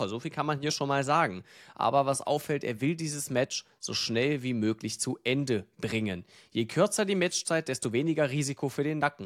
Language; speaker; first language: German; native; German